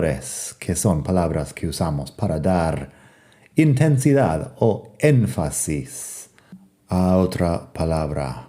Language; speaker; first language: Spanish; non-native, fluent; English